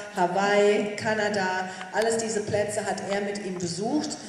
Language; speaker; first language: German; native; German